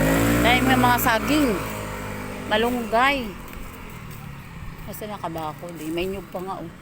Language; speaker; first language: Filipino; native; Filipino